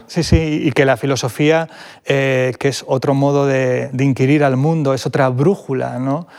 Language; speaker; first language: Spanish; native; Spanish